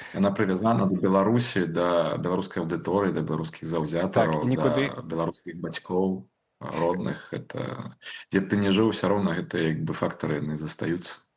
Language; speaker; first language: Belarusian; native; Belarusian